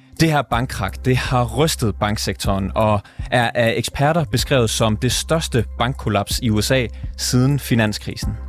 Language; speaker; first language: Danish; native; Danish